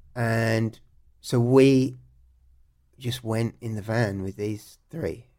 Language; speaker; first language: English; native; English